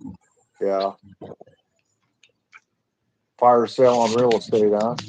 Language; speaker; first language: English; native; English